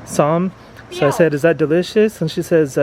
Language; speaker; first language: English; native; English